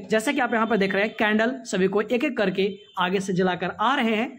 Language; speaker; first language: Hindi; native; Hindi